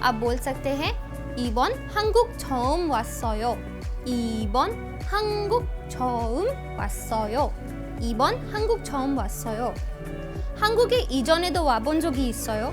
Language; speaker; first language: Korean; non-native, fluent; Hindi